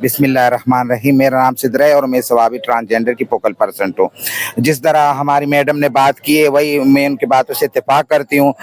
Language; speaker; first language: Urdu; non-native, local second language; Pashto